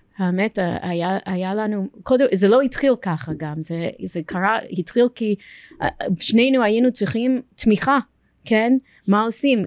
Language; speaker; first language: Hebrew; non-native, fluent; English